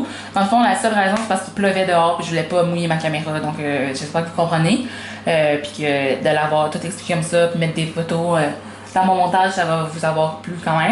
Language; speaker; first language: French; native; French